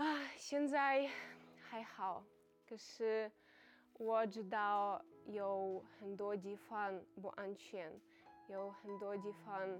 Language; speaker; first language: Chinese; non-native, fluent; Ukrainian